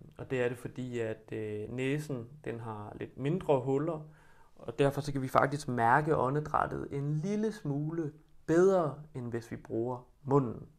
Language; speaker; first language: Danish; early bilingual, other home language; Bosnian